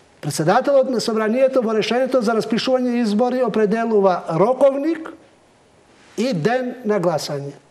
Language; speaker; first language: Macedonian; non-native, local second language; Albanian